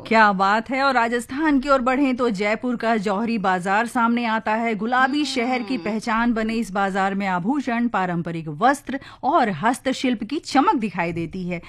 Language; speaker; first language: Hindi; native; Hindi